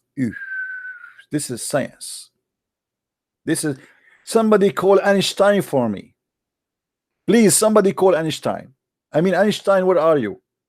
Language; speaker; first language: English; non-native, fluent; Arabic